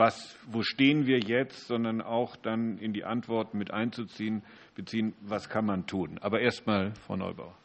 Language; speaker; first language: German; native; German